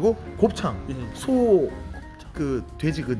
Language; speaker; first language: Korean; native; Korean